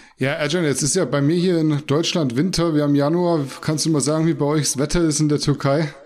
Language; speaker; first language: German; native; German